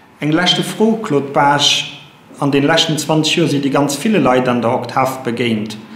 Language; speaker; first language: Luxembourgish; native; Luxembourgish